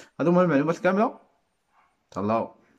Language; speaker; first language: Arabic; native; Arabic